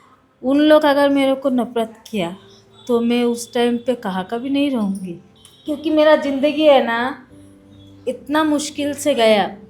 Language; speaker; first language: Hindi; non-native, local second language; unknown